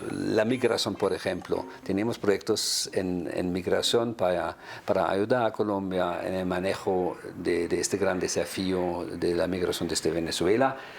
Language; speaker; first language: Spanish; non-native, fluent; German